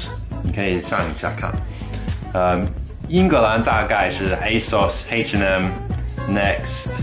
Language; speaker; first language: Chinese; non-native, fluent; English